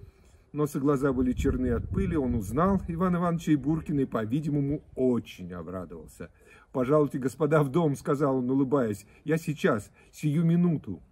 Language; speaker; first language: Russian; native; Russian